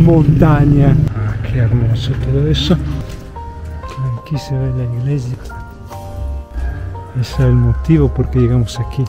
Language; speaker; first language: Spanish; non-native, fluent; Italian